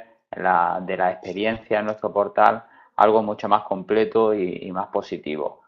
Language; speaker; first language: Spanish; native; Spanish